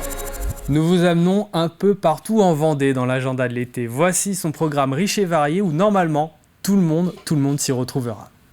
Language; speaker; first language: French; native; French